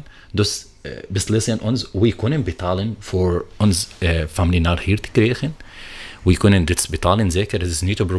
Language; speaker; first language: Dutch; non-native, learner; Arabic